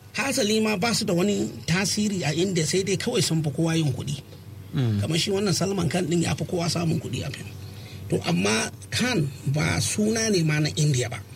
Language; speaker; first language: Hausa; native; Hausa